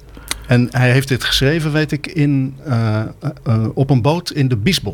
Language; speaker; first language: Dutch; native; Dutch